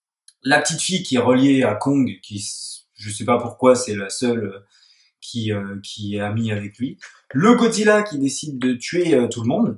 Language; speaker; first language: French; native; French